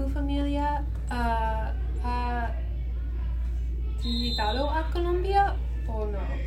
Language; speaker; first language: Spanish; non-native, learner; English